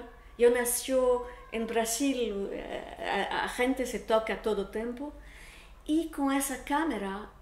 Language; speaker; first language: Spanish; non-native, learner; Portuguese